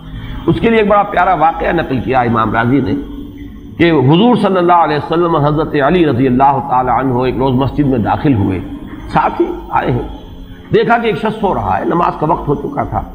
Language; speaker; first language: Urdu; native; Urdu